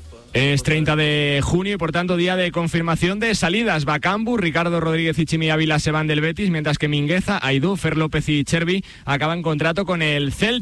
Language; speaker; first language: Spanish; native; Spanish